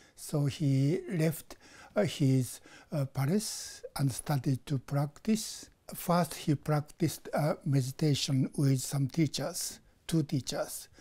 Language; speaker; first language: English; non-native, fluent; Japanese